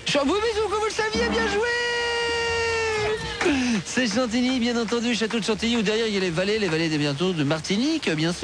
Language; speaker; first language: French; native; French